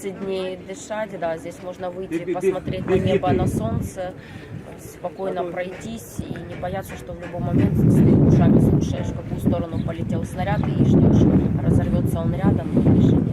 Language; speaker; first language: Russian; native; Russian